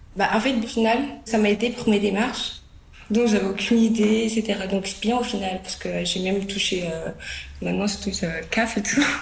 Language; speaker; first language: French; early bilingual, other home language; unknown